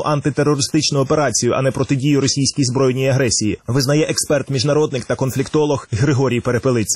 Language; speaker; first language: Ukrainian; native; Ukrainian